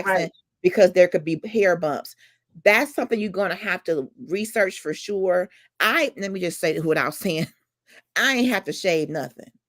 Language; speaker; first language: English; native; English